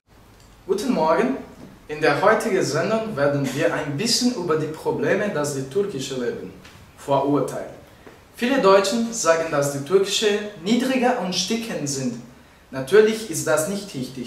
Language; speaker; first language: German; non-native, learner; Portuguese